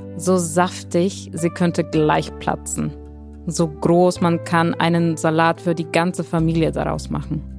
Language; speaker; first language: German; non-native, fluent; Bulgarian